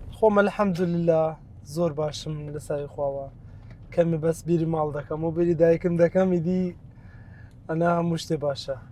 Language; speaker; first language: Central Kurdish; non-native, local second language; Southern Kurdish